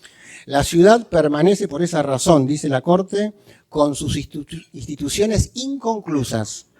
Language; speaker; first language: Spanish; native; Spanish